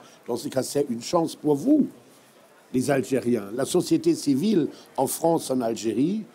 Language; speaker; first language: French; non-native, fluent; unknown